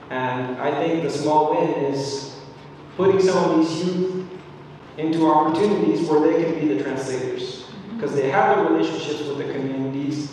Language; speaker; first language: English; non-native, fluent; Spanish